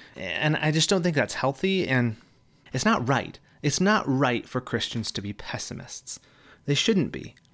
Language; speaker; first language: English; native; English